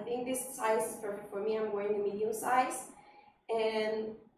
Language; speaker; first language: English; non-native, fluent; Spanish